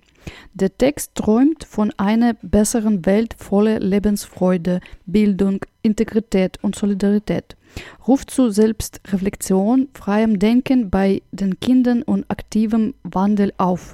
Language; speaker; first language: German; non-native, fluent; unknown